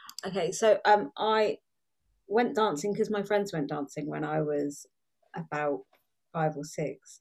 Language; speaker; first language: English; native; English